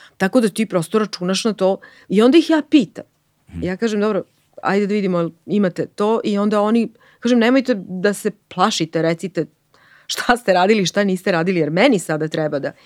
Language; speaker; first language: Serbian; native; Serbian